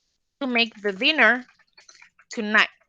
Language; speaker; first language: English; non-native, fluent; Spanish